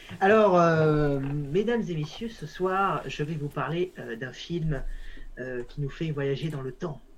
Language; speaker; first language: French; native; French